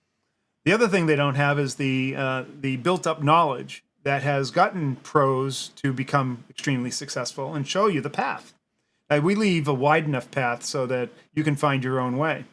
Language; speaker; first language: English; native; English